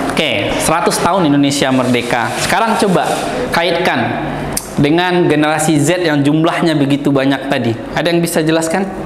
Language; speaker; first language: Indonesian; native; Indonesian